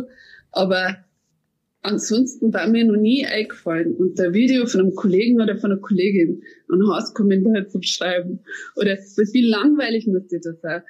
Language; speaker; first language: German; native; German